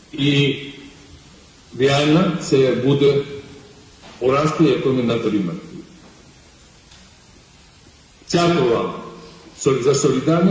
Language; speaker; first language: Ukrainian; non-native, fluent; Georgian